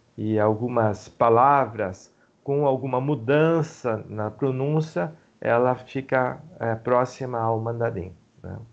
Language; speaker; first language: Portuguese; native; Portuguese